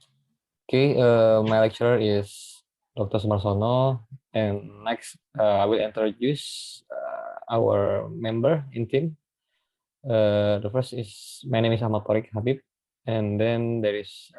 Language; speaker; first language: English; non-native, learner; Indonesian